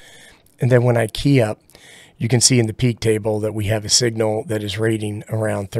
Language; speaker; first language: English; native; English